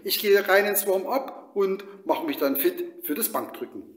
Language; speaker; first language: German; native; German